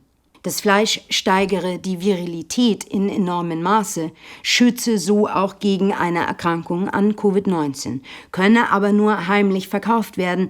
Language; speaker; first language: German; native; German